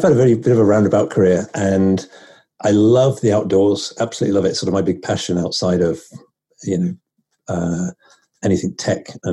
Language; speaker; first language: English; native; English